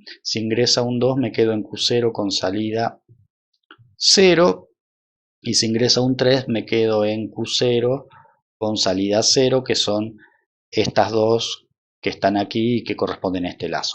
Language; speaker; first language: Spanish; native; Spanish